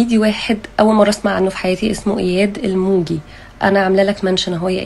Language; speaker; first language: Arabic; native; Arabic